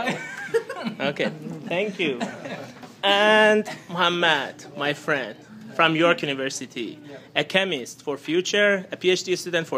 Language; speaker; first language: English; non-native, fluent; Persian